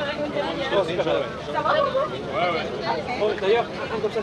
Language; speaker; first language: French; native; French